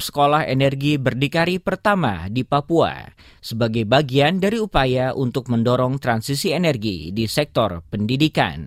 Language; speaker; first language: Indonesian; native; Indonesian